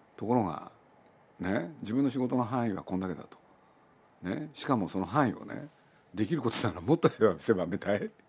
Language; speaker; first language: Japanese; native; Japanese